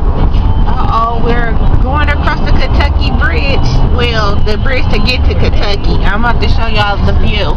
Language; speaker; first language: English; native; English